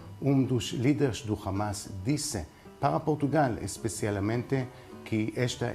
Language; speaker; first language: Portuguese; non-native, learner; Hebrew